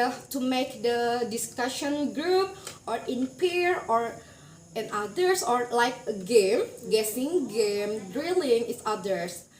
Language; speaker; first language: English; non-native, learner; Indonesian